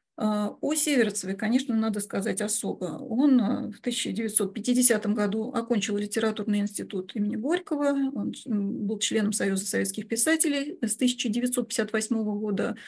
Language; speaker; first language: Russian; native; Russian